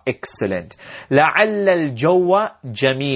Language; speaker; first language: Arabic; non-native, fluent; English